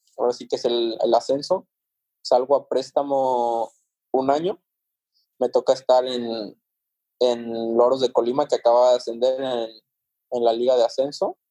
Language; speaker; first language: Spanish; native; Spanish